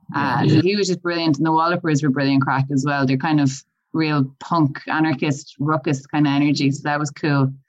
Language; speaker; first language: English; native; English